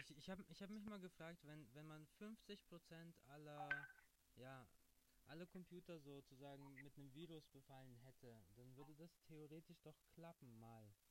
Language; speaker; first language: German; early bilingual, other home language; Russian